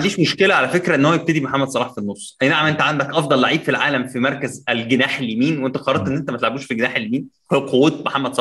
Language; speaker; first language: Arabic; native; Arabic